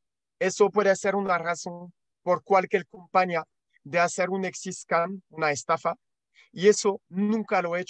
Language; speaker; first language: Spanish; non-native, learner; French